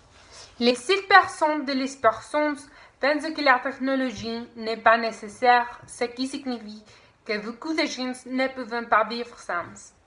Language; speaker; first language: French; non-native, learner; Spanish